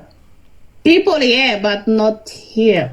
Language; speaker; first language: English; non-native, learner; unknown